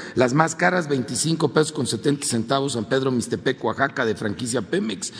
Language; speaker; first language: Spanish; native; Spanish